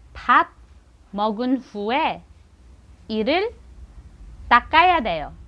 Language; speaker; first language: Korean; non-native, fluent; Filipino